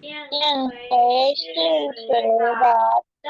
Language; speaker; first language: Chinese; non-native, learner; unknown